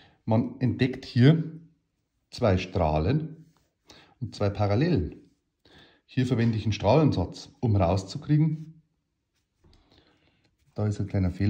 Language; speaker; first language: German; native; German